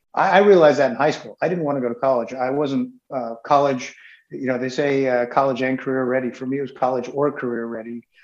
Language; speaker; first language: English; native; English